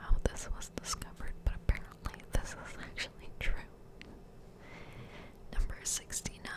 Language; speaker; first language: English; native; English